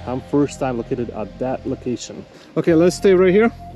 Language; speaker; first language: English; non-native, fluent; Ukrainian